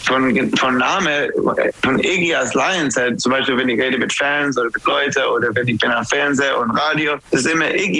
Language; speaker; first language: German; non-native, learner; English